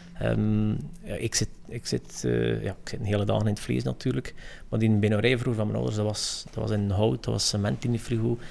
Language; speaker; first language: Dutch; native; Dutch